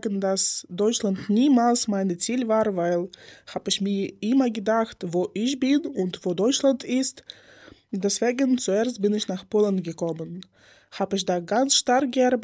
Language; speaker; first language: German; non-native, learner; Ukrainian